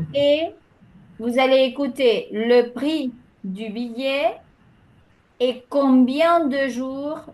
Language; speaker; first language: French; non-native, fluent; Spanish